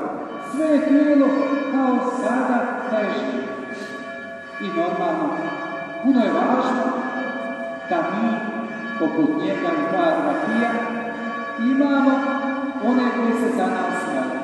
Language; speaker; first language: Serbian; native; Serbian